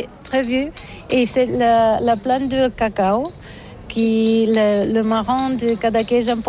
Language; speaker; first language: French; non-native, learner; Catalan